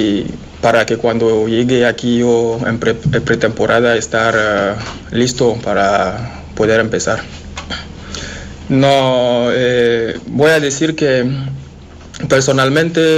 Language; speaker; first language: Spanish; non-native, fluent; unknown